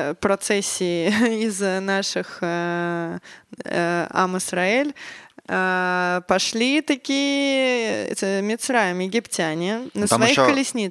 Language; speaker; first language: Russian; native; Russian